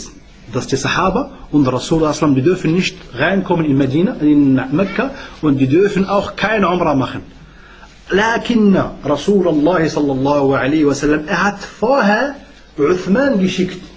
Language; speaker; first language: German; non-native, learner; Arabic